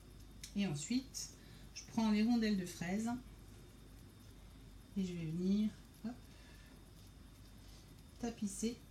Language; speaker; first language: French; native; French